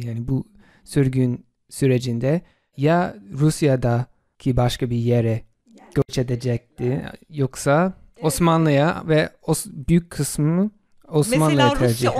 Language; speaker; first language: Turkish; non-native, fluent; English